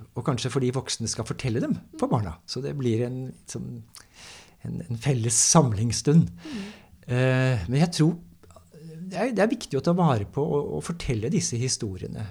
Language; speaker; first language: Norwegian; native; Norwegian